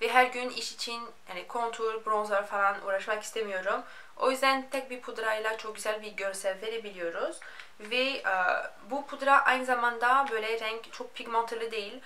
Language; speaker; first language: Turkish; non-native, fluent; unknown